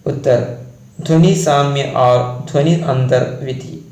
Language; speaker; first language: Hindi; non-native, local second language; Malayalam